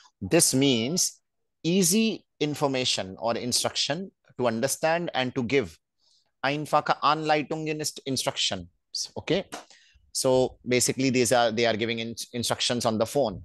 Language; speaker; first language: English; non-native, local second language; Hindi